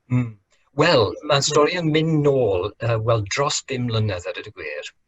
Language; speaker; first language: Welsh; non-native, fluent; English